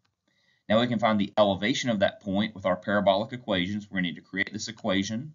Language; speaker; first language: English; native; English